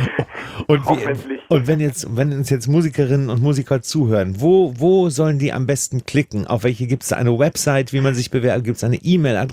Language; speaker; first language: German; native; German